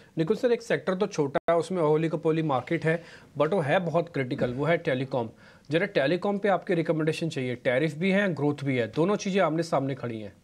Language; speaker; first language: Hindi; native; Hindi